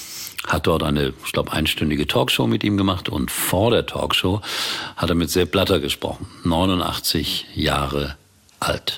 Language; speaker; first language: German; native; German